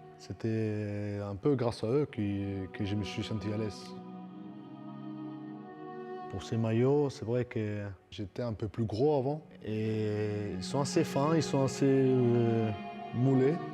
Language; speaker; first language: French; non-native, fluent; Spanish